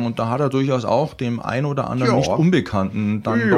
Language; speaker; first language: German; native; German